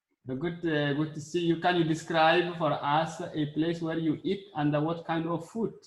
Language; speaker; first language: English; non-native, learner; Arabic